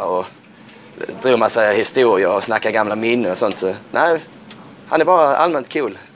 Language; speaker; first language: Swedish; native; Swedish